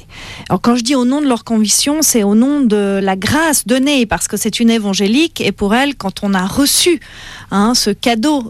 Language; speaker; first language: French; native; French